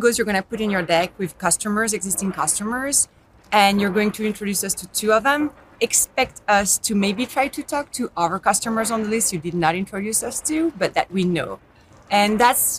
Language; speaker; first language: English; non-native, fluent; French